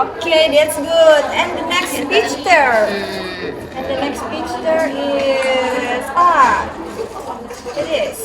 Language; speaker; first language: English; non-native, learner; Indonesian